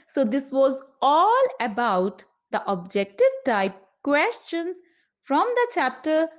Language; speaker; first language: English; non-native, local second language; Punjabi